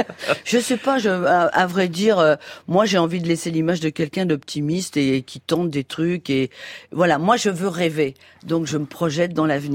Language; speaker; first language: French; native; French